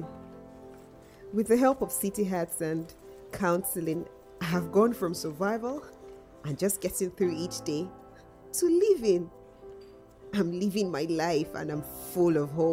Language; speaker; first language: English; non-native, local second language; Yoruba